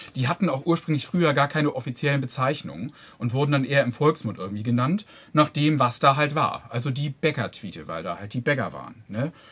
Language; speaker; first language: German; native; German